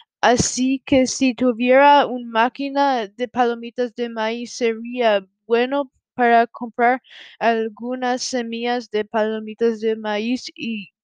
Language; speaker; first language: Spanish; non-native, fluent; English